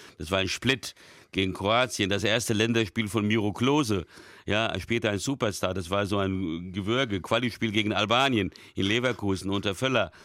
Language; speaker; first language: German; early bilingual, other home language; Hungarian